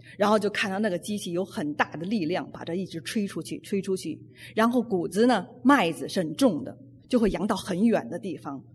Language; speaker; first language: Chinese; native; Chinese